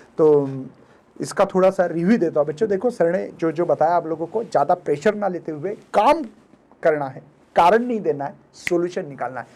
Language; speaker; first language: Hindi; non-native, local second language; Marathi